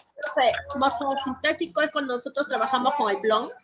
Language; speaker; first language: Spanish; native; Spanish